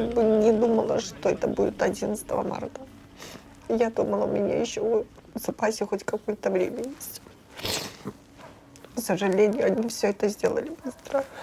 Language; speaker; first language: Russian; native; Russian